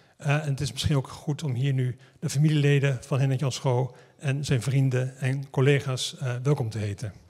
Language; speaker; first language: Dutch; native; Dutch